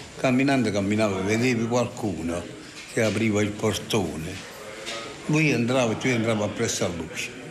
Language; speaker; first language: Italian; native; Italian